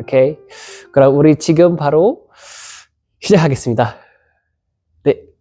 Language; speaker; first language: Korean; non-native, learner; Indonesian